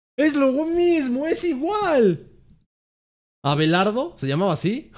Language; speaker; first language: Spanish; native; Spanish